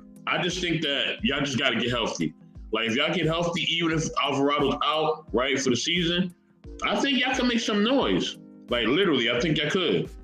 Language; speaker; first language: English; native; English